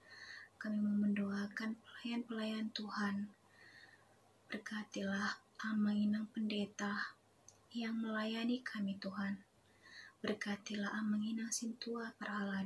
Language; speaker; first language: Indonesian; native; Indonesian